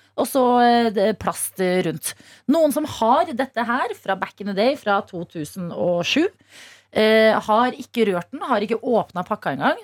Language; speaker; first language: Norwegian; native; Norwegian